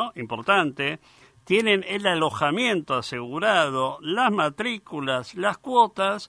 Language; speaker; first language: Spanish; native; Spanish